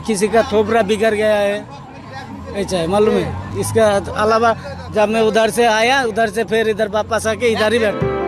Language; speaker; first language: Hindi; non-native, local second language; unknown